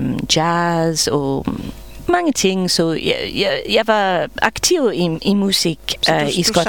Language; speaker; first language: Danish; non-native, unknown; English